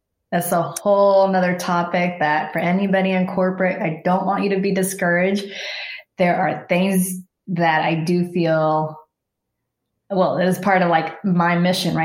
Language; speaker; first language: English; early bilingual, other home language; Spanish